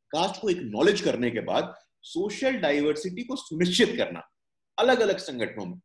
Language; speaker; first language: Hindi; native; Hindi